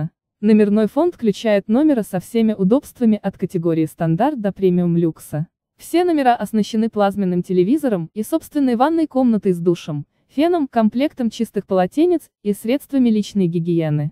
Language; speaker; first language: Russian; native; Russian